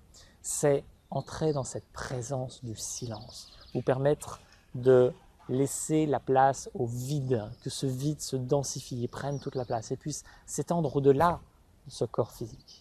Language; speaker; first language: French; native; French